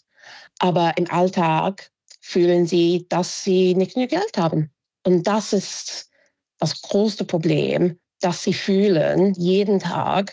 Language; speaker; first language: German; non-native, fluent; English